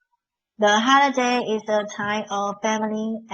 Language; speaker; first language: English; non-native, learner; Chinese